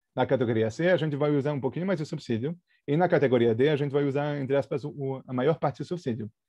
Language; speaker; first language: Portuguese; non-native, fluent; Spanish